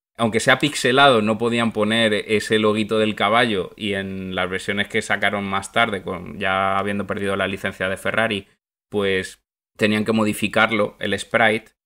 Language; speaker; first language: Spanish; native; Spanish